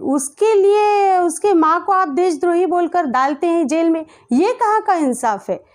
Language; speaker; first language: Hindi; native; Hindi